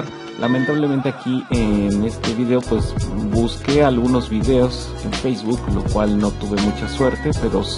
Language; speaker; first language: Spanish; native; Spanish